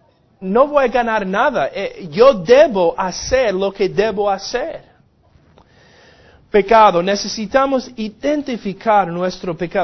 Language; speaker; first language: Spanish; non-native, fluent; English